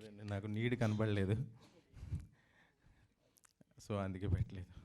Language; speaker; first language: Telugu; native; Telugu